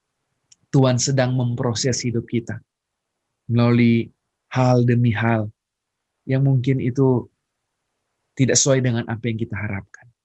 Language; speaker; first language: Indonesian; native; Indonesian